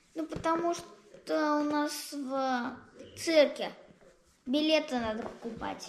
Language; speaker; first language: Russian; early bilingual, heritage; Russian